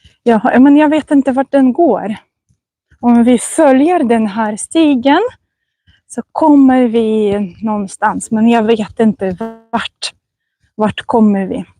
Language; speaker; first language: Swedish; non-native, fluent; Russian